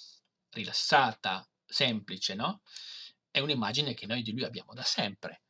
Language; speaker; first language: Italian; native; Italian